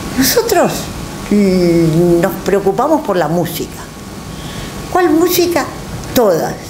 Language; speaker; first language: Spanish; native; Spanish